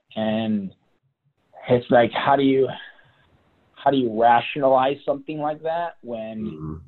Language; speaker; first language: English; native; English